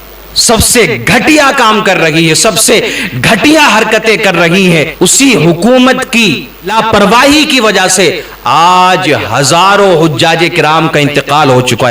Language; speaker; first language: Urdu; native; Urdu